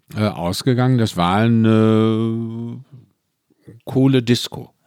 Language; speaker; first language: German; native; German